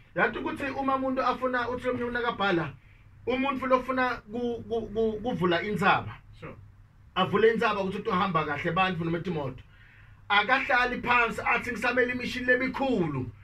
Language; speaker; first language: Zulu; non-native, local second language; Swati